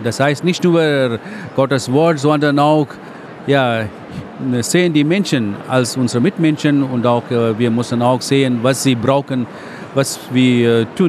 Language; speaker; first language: German; non-native, fluent; Tamil